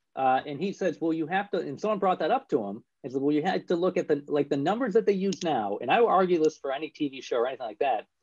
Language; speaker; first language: English; native; English